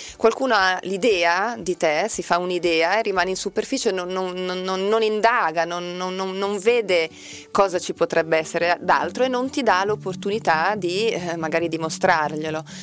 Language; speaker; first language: Italian; early bilingual, other home language; Portuguese